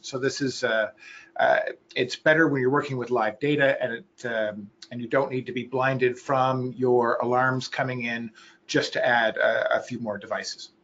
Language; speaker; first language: English; native; English